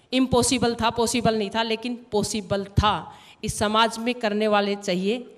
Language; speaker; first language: Hindi; native; Hindi